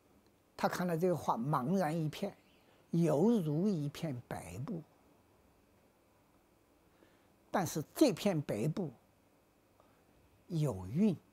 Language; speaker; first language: Chinese; native; Chinese